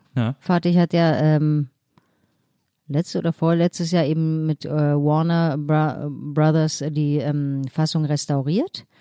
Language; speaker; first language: German; native; German